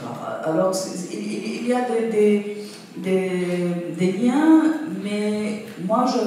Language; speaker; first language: French; non-native, fluent; Italian